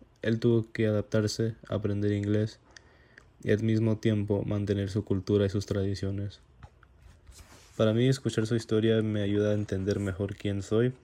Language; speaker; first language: Spanish; early bilingual, heritage; Spanish